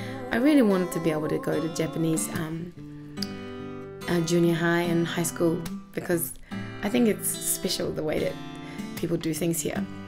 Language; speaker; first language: English; early bilingual, other home language; Japanese